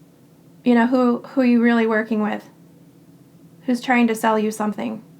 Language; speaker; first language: English; native; English